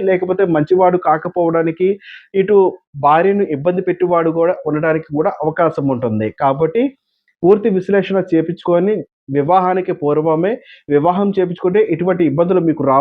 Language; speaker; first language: Telugu; native; Telugu